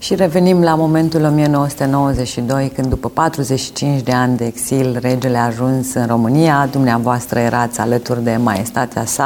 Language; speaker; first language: Romanian; native; Romanian